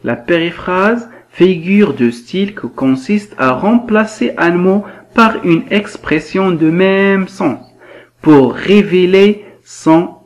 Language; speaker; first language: French; non-native, local second language; Arabic